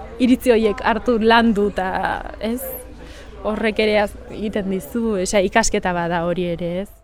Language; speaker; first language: Basque; early bilingual, other home language; Sidamo